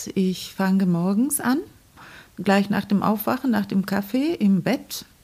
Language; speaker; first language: German; non-native, fluent; Bulgarian